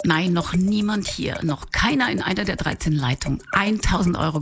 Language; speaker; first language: German; native; German